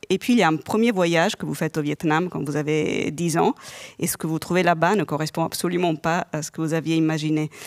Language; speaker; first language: French; native; French